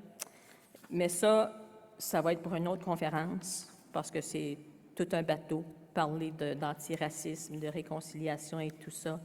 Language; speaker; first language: French; native; French